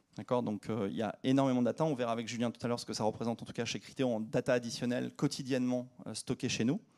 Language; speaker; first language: French; native; French